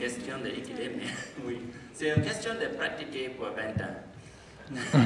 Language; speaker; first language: French; non-native, learner; English